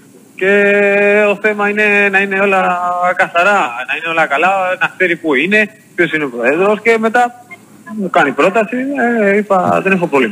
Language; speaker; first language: Greek; non-native, learner; Spanish